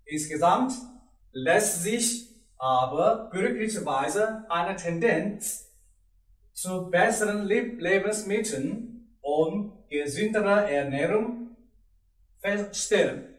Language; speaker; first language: German; non-native, learner; Chinese